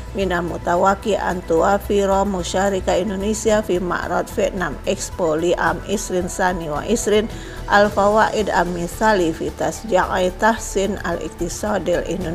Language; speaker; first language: Arabic; non-native, fluent; Indonesian